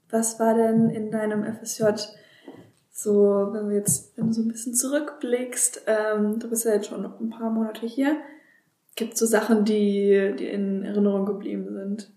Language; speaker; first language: German; native; German